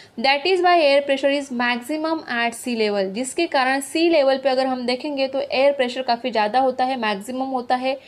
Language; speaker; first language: Hindi; non-native, local second language; Marathi